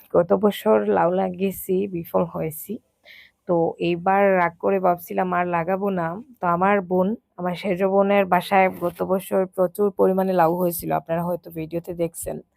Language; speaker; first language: Bangla; non-native, local second language; Sylheti